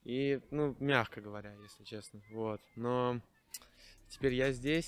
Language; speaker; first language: Russian; native; Russian